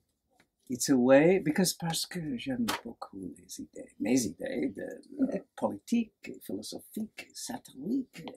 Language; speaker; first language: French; non-native, learner; English